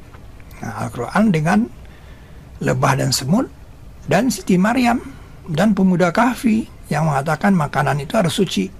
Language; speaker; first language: Indonesian; native; Indonesian